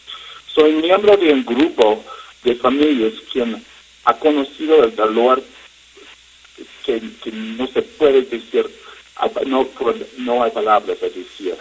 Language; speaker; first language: Spanish; non-native, learner; English